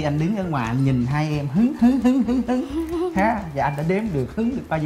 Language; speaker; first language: Vietnamese; native; Vietnamese